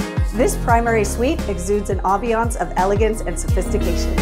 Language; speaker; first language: English; native; English